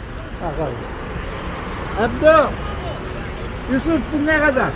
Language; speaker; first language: Turkish; native; Turkish